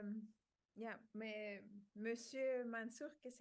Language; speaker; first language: French; non-native, fluent; Spanish